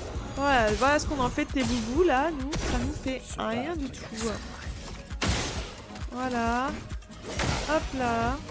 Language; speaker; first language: French; native; French